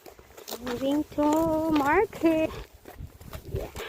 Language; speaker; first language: English; non-native, learner; Filipino